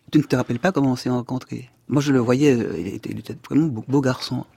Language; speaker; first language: French; non-native, fluent; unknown